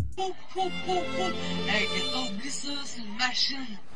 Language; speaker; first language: French; native; French